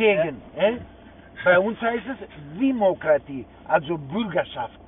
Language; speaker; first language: German; non-native, learner; Greek